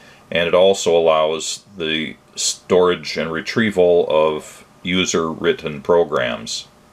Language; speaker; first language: English; native; English